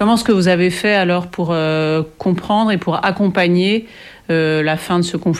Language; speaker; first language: French; native; French